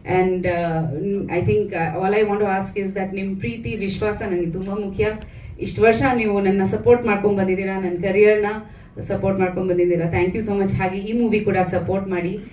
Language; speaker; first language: Kannada; non-native, fluent; Bangla